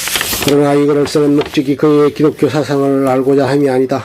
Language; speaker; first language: Korean; native; Korean